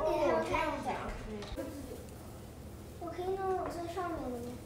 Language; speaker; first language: Chinese; early bilingual, heritage; Chinese